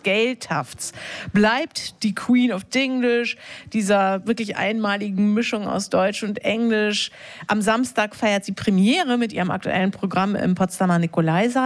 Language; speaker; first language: German; native; German